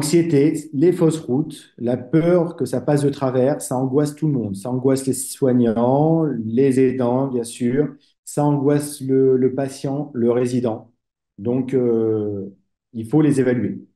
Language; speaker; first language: French; native; French